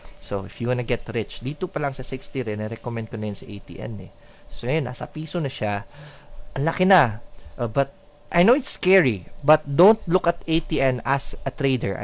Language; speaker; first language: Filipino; non-native, local second language; Cebuano